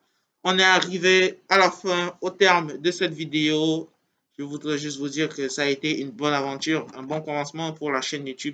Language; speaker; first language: French; native; French